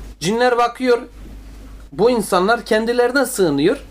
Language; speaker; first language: Turkish; native; Turkish